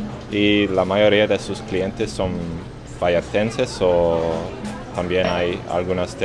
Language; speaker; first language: Spanish; non-native, learner; English